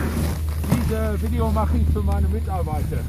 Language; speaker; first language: German; non-native, learner; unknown